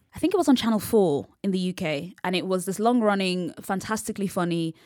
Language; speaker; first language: English; native; English